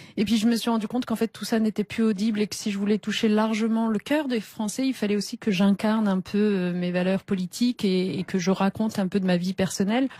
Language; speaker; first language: French; early bilingual, other home language; Riffian